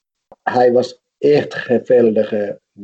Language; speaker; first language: Dutch; non-native, fluent; Finnish